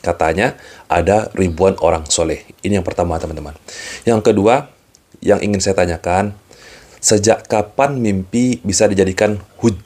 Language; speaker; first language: Indonesian; native; Indonesian